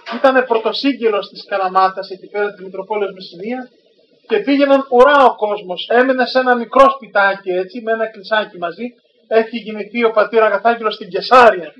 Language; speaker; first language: Greek; native; Greek